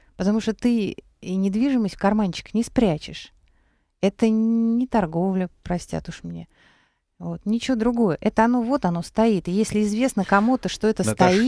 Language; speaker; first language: Russian; native; Russian